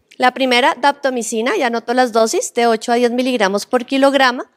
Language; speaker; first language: Spanish; native; Spanish